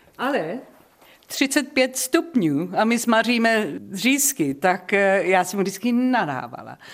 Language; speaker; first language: Czech; early bilingual, heritage; Czech